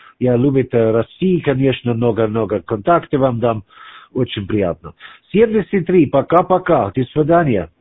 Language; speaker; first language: Russian; non-native, learner; German